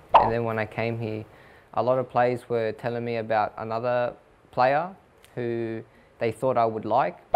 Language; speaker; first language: English; native; English